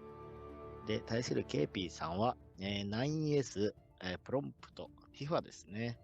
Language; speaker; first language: Japanese; native; Japanese